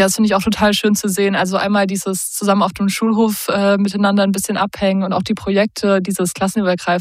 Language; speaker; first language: German; native; German